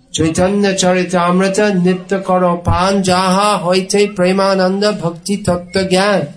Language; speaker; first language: Bangla; non-native, fluent; English